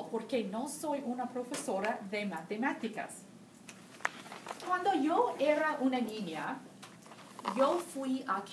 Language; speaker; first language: Spanish; non-native, learner; English